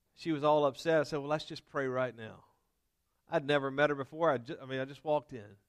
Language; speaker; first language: English; native; English